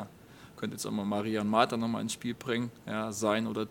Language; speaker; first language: German; native; German